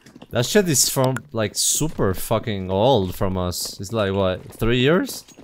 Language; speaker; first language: English; non-native, fluent; Spanish